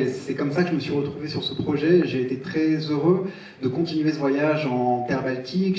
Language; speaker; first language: French; native; French